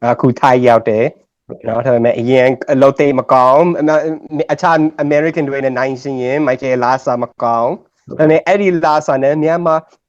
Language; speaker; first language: Burmese; non-native, learner; English